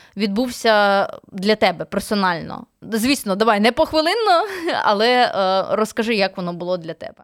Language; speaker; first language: Ukrainian; native; Ukrainian